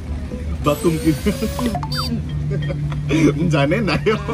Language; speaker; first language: Japanese; non-native, fluent; Indonesian